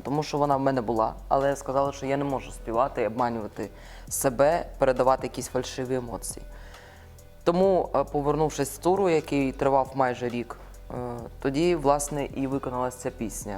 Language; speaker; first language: Ukrainian; non-native, local second language; Russian